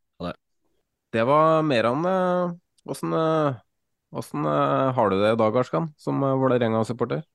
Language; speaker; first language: Norwegian; native; Norwegian